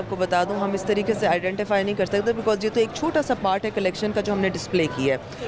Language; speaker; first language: Hindi; native; Hindi